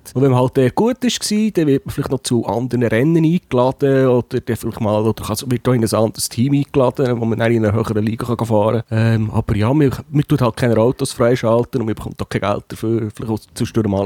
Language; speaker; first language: German; native; German